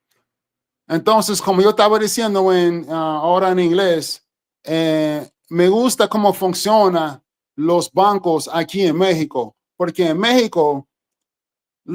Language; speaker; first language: Spanish; non-native, fluent; English